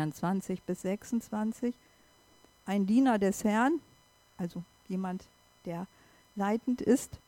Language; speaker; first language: German; native; German